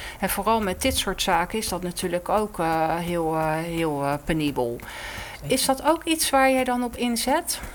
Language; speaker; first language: Dutch; native; Dutch